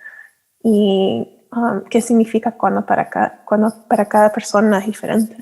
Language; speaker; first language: Spanish; early bilingual, heritage; Spanish